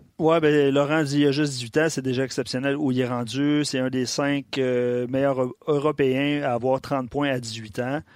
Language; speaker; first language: French; native; French